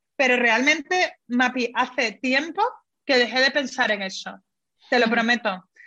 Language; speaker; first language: Spanish; native; Spanish